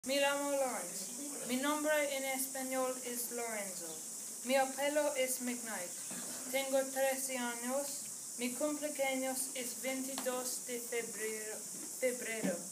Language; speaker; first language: Spanish; non-native, learner; English